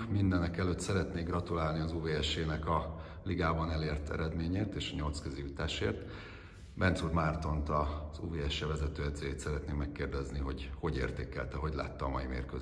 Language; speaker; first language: Hungarian; native; Hungarian